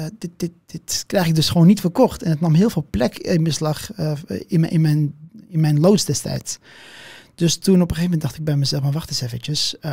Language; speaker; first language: Dutch; early bilingual, other home language; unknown